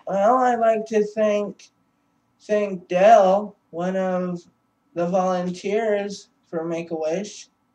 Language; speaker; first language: English; native; English